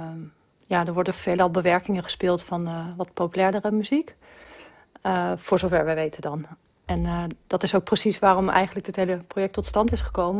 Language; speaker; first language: Dutch; native; Dutch